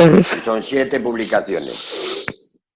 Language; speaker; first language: Spanish; native; Spanish